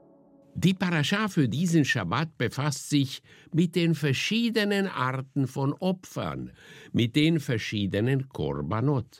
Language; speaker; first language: German; native; German